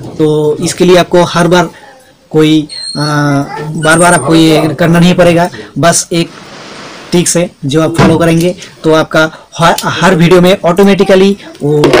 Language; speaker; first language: Hindi; native; Hindi